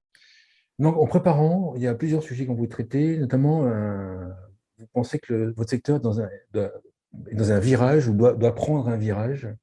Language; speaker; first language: French; native; French